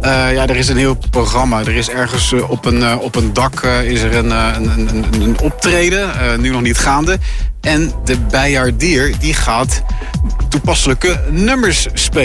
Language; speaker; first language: Dutch; native; Dutch